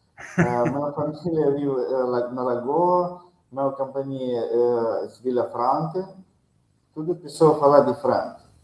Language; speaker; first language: Portuguese; non-native, learner; Russian